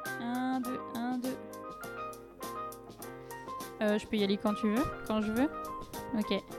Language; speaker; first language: French; native; French